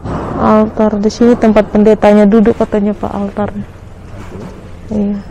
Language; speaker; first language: Indonesian; native; Indonesian